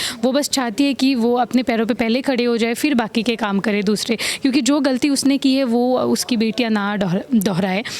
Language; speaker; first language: Hindi; non-native, local second language; Assamese